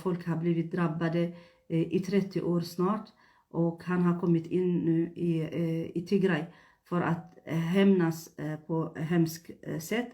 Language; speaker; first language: Swedish; non-native, fluent; Tigrinya